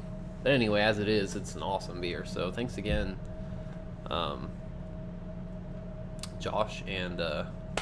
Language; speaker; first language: English; native; English